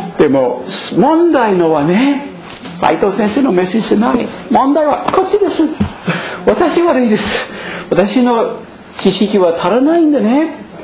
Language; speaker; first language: Japanese; non-native, fluent; English